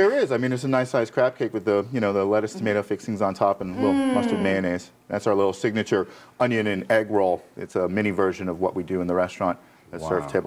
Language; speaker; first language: English; native; English